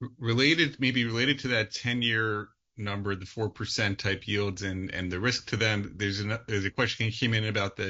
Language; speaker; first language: English; native; English